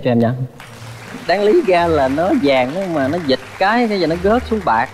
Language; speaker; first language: Vietnamese; native; Vietnamese